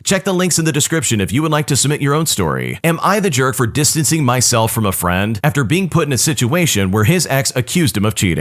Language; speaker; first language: English; native; English